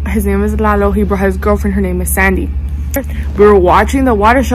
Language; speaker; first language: English; early bilingual, other home language; Spanish